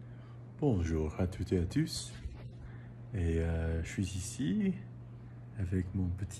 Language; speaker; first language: French; non-native, learner; English